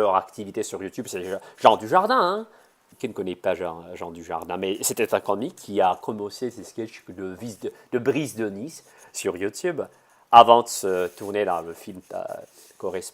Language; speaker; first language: French; non-native, fluent; Russian